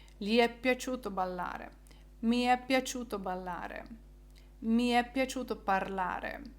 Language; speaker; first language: Italian; non-native, fluent; Ukrainian